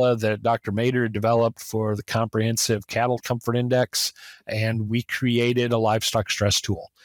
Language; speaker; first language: English; native; English